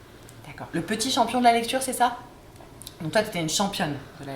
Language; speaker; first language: French; native; French